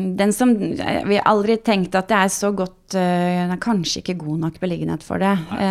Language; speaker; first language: Norwegian; native; Norwegian